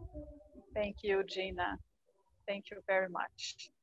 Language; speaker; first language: English; non-native, fluent; Portuguese